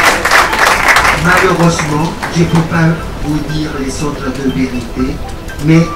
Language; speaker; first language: French; non-native, fluent; Spanish